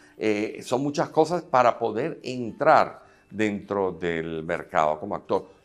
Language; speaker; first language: Spanish; native; Spanish